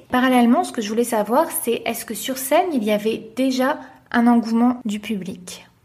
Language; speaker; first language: French; native; French